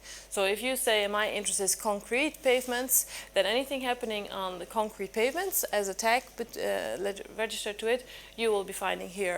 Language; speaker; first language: English; non-native, fluent; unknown